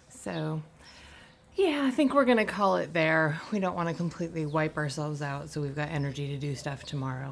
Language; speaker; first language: English; native; English